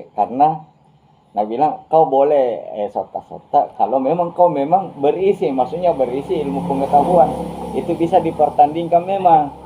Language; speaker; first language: Indonesian; native; Indonesian